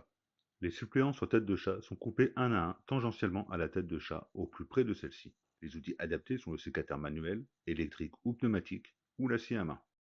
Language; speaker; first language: French; native; French